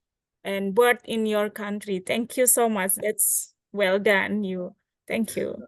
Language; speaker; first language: English; non-native, learner; Indonesian